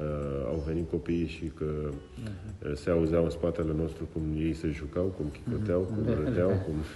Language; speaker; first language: Romanian; non-native, local second language; Crimean Tatar